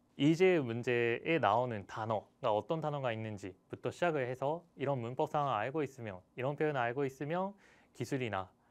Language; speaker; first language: Korean; non-native, fluent; Japanese